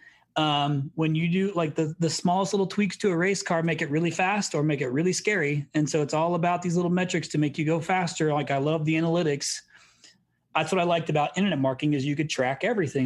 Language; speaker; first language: English; native; English